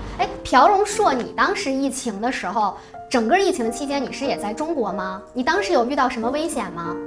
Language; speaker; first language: Chinese; native; Chinese